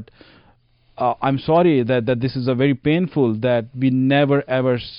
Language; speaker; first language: English; non-native, local second language; Punjabi